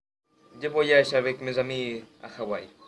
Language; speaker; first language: French; non-native, learner; Spanish